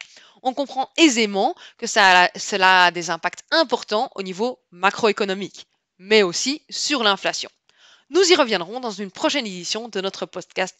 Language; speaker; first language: French; native; French